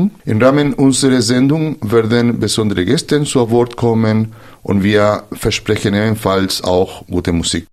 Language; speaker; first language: German; non-native, fluent; Spanish